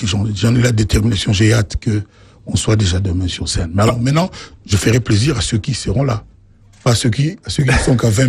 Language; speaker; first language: French; non-native, local second language; Lingala